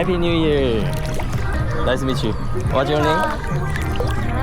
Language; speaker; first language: English; non-native, learner; Korean